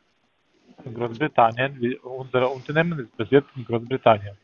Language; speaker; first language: German; non-native, learner; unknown